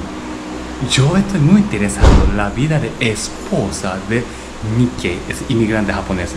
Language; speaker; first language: Spanish; non-native, learner; Japanese